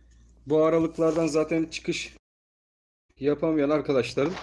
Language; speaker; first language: Turkish; native; Turkish